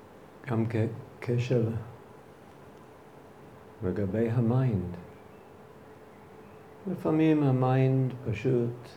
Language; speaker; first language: Hebrew; non-native, fluent; English